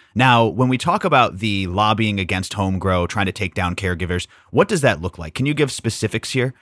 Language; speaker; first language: English; native; English